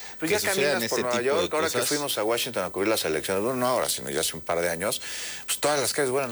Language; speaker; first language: Spanish; native; Spanish